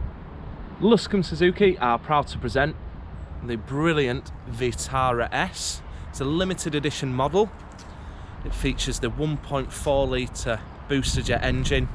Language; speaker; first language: English; native; English